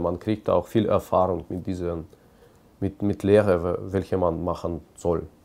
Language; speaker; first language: German; non-native, fluent; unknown